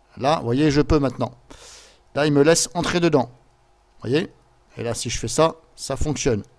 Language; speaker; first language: French; native; French